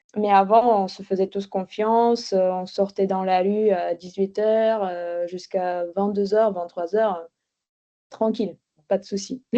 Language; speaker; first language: French; non-native, fluent; Bulgarian